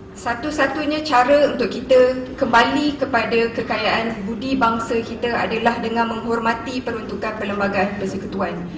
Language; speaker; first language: Malay; non-native, local second language; English